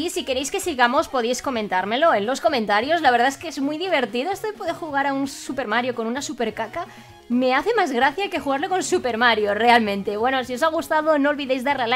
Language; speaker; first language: Spanish; native; Spanish